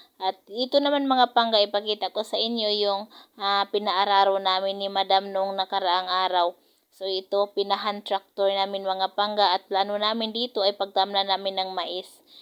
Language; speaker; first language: Filipino; non-native, local second language; Cebuano